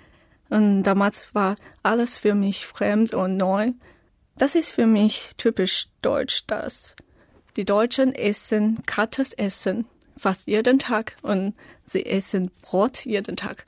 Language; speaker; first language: German; non-native, learner; Chinese